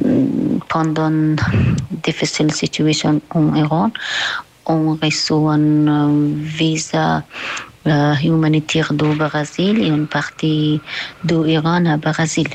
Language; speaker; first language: French; non-native, learner; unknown